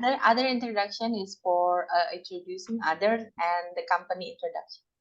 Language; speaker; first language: English; non-native, fluent; Indonesian